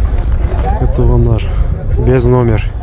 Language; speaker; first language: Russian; non-native, local second language; Kyrgyz